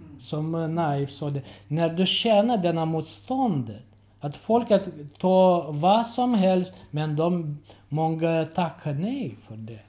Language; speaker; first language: Swedish; non-native, learner; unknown